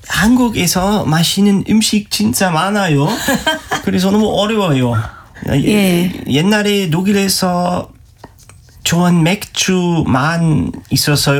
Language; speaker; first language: Korean; non-native, learner; German